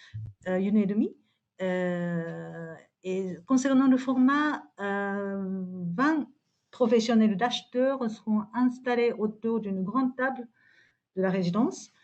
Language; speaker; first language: French; non-native, fluent; Japanese